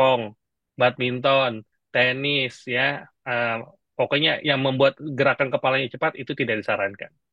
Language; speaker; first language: Indonesian; native; Indonesian